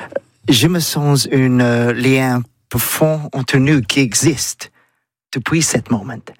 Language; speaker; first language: French; non-native, learner; English